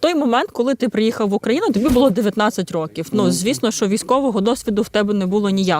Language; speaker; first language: Ukrainian; native; Ukrainian